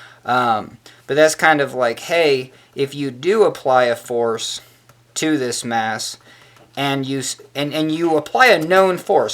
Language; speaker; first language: English; native; English